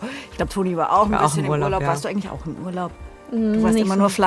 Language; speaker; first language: German; native; German